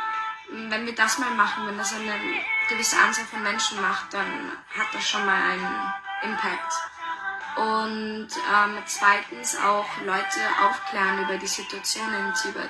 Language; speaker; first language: German; early bilingual, other home language; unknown